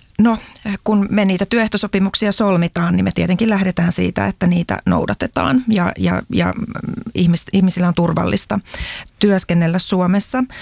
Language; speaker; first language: Finnish; native; Finnish